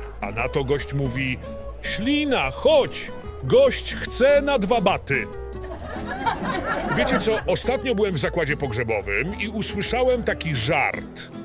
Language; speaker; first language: Polish; native; Polish